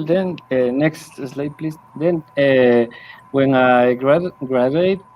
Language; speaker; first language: English; non-native, learner; Spanish